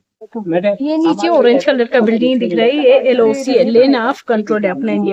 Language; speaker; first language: Hindi; non-native, local second language; Balti